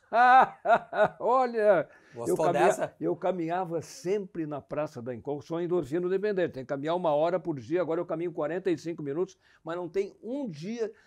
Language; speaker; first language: Portuguese; native; Portuguese